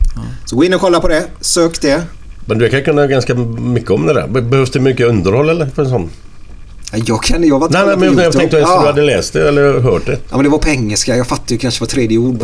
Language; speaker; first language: Swedish; native; Swedish